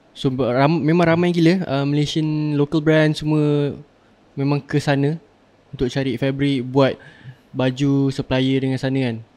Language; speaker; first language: Malay; native; Malay